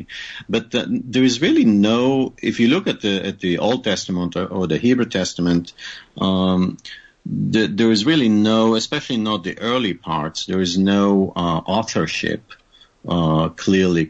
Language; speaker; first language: English; non-native, fluent; Hebrew